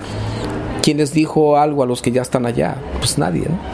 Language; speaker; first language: Spanish; native; Spanish